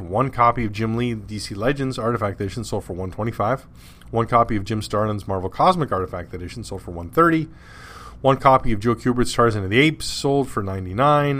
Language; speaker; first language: English; native; English